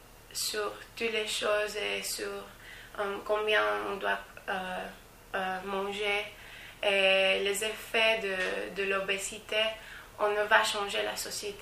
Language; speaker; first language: French; non-native, fluent; English